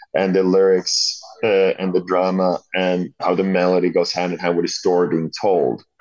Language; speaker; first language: English; non-native, fluent; Swedish